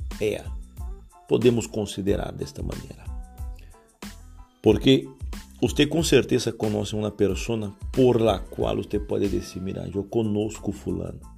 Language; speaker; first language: Portuguese; non-native, learner; Spanish